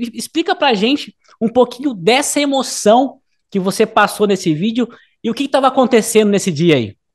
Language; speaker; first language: Portuguese; native; Portuguese